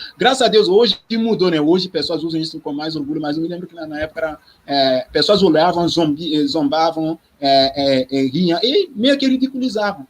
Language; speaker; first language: Portuguese; non-native, fluent; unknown